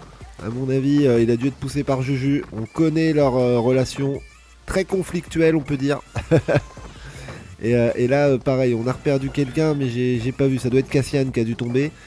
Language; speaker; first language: French; native; French